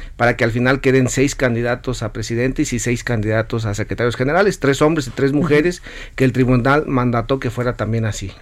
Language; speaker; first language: Spanish; native; Spanish